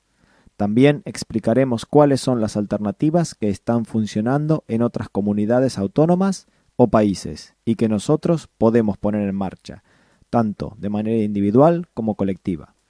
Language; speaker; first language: Spanish; native; Spanish